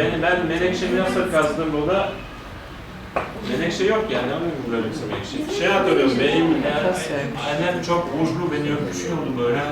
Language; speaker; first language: Turkish; non-native, fluent; French